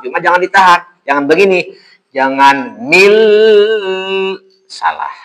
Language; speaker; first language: Indonesian; native; Indonesian